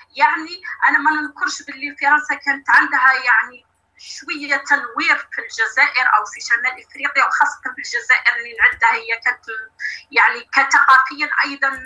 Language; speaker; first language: Arabic; native; Arabic